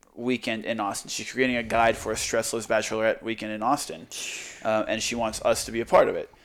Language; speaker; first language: English; non-native, fluent; Croatian